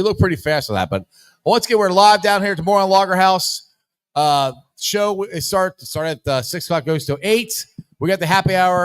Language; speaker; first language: English; native; English